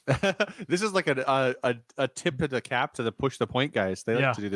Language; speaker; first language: English; native; English